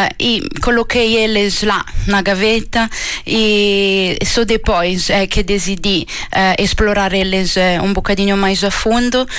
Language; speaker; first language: Portuguese; non-native, fluent; Italian